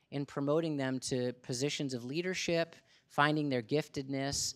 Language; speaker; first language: English; native; English